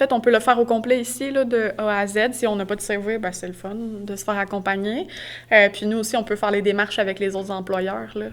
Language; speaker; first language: French; native; French